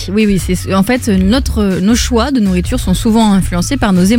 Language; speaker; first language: French; native; French